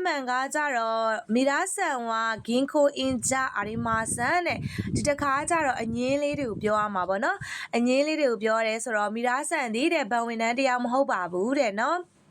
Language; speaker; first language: Burmese; native; Burmese